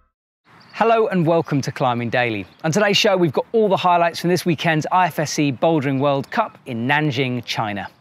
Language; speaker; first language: English; native; English